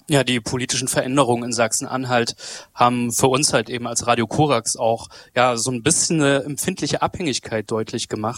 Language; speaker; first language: German; native; German